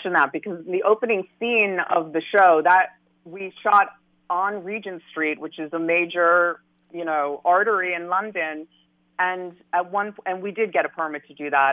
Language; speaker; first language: English; native; English